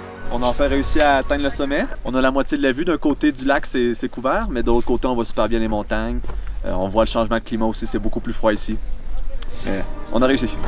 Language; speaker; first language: French; native; French